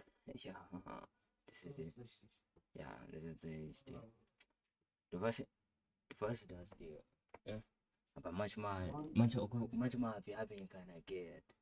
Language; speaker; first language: German; non-native, learner; Swahili